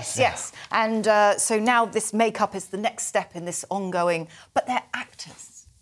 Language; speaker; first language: English; native; English